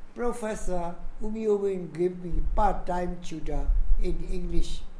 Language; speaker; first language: English; non-native, fluent; Burmese